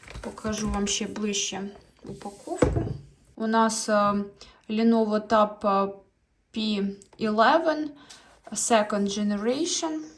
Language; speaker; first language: Ukrainian; native; Ukrainian